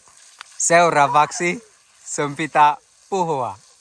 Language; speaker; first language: Finnish; non-native, fluent; Kinyarwanda